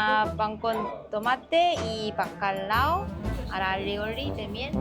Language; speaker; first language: Spanish; non-native, learner; Korean